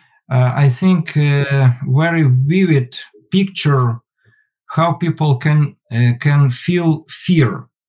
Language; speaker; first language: English; non-native, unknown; Ukrainian